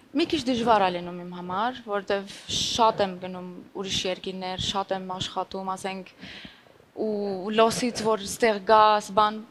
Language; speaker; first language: Armenian; early bilingual, heritage; Armenian